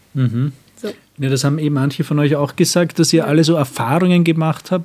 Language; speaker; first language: German; native; German